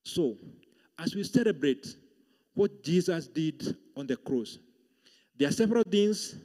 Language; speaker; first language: English; non-native, local second language; Swahili